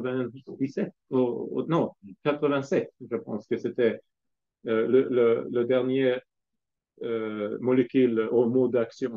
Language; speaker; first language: French; non-native, fluent; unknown